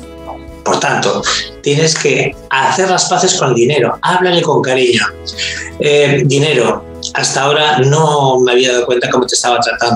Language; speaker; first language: Spanish; native; Spanish